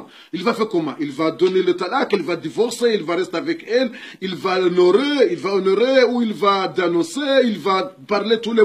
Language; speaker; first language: French; non-native, learner; Comorian